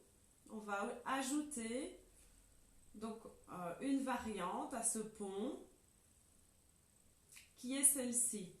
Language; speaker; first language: French; native; French